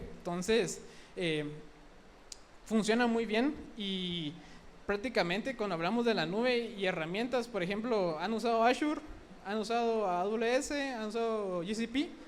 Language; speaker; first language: Spanish; native; Spanish